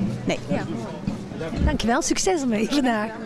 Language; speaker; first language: Dutch; native; Dutch